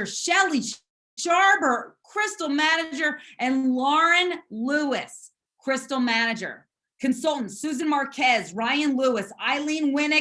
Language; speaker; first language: English; native; English